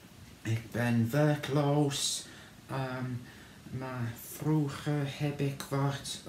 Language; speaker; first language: Dutch; non-native, learner; English